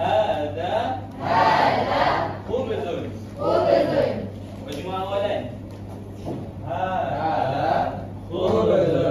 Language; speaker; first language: Arabic; non-native, learner; Malay